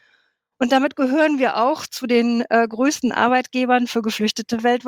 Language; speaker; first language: German; native; German